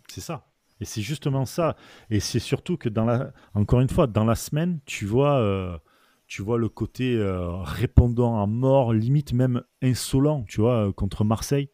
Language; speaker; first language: French; native; French